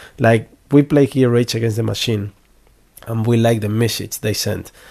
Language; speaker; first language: English; non-native, fluent; Spanish